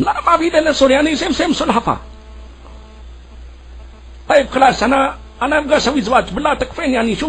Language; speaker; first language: Arabic; non-native, learner; Urdu